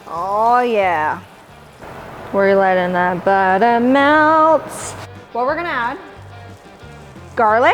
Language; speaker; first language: English; native; English